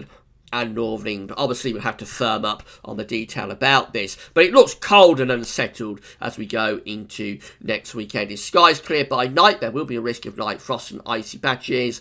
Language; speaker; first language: English; native; English